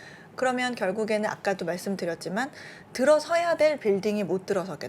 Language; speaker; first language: Korean; native; Korean